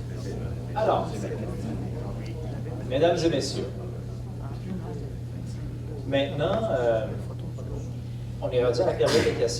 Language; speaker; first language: French; native; French